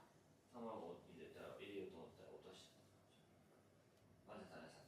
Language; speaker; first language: Japanese; native; Japanese